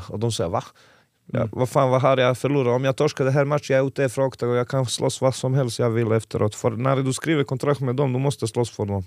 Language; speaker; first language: Swedish; non-native, fluent; Serbian